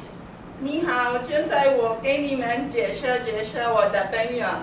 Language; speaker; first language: Chinese; non-native, learner; English